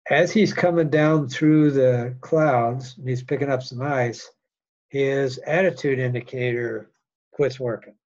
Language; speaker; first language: English; native; English